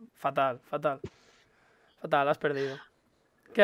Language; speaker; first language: Spanish; native; Spanish